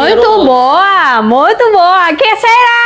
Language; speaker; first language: Portuguese; non-native, learner; Vietnamese